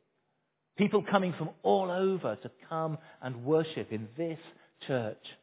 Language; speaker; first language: English; native; English